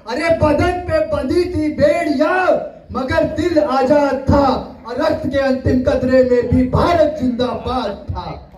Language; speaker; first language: Hindi; native; Hindi